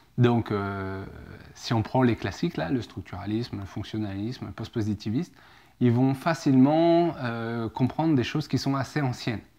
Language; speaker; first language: French; native; French